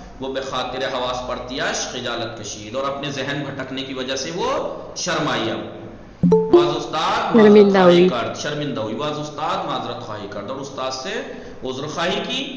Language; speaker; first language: Urdu; native; Urdu